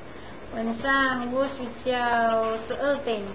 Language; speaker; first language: Chinese; non-native, learner; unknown